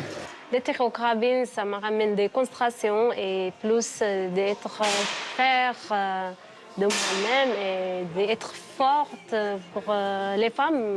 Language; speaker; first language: French; non-native, learner; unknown